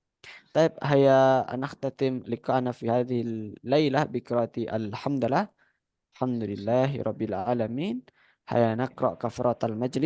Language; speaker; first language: Arabic; non-native, fluent; Indonesian